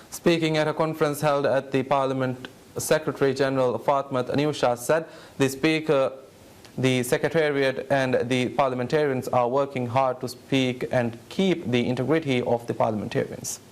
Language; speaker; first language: English; non-native, local second language; Divehi